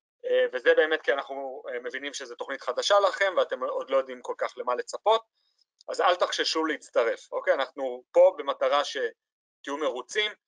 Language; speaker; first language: Hebrew; native; Hebrew